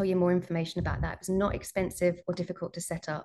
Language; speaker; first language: English; native; English